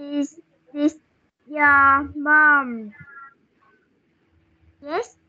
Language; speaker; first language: English; non-native, learner; Vietnamese